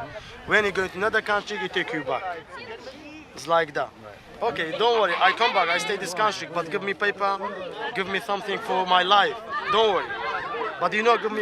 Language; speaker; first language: English; non-native, learner; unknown